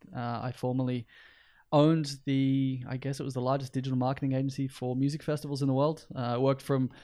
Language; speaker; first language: English; native; English